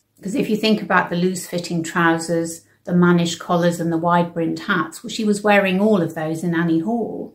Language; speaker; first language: English; native; English